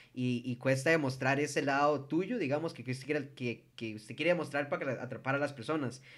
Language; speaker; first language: Spanish; native; Spanish